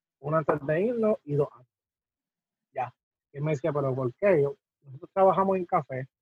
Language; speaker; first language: Spanish; native; Spanish